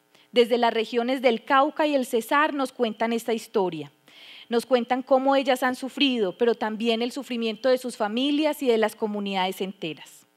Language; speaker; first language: Spanish; native; Spanish